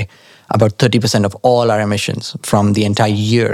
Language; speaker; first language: English; non-native, local second language; Marathi